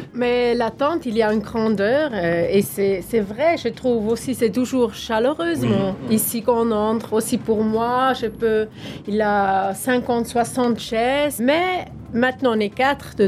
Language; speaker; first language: French; non-native, local second language; German